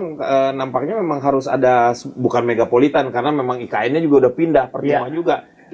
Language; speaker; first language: Indonesian; native; Indonesian